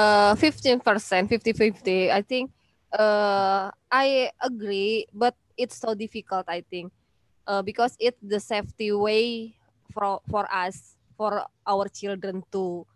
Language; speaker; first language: English; non-native, learner; Indonesian